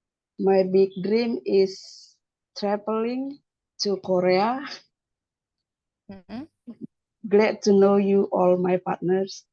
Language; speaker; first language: English; non-native, learner; Indonesian